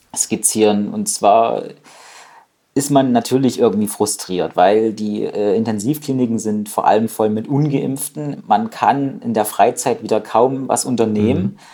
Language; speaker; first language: German; native; German